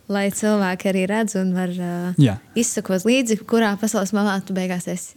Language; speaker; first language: Latvian; native; Latvian